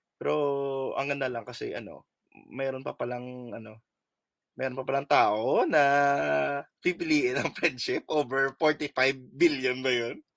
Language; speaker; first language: Filipino; native; Filipino